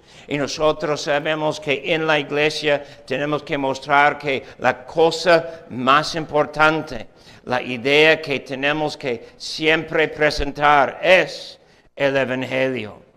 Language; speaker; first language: Spanish; non-native, fluent; English